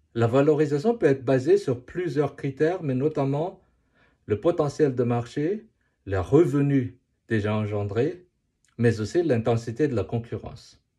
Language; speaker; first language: French; non-native, local second language; Malagasy